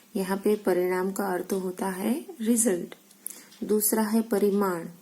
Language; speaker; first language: Hindi; non-native, local second language; Gujarati